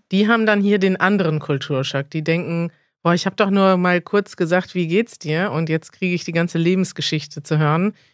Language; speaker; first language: German; native; German